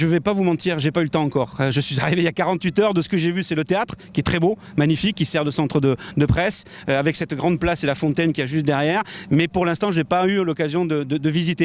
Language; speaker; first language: French; native; French